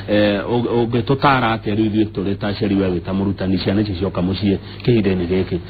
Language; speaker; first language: Kikuyu; native; Kikuyu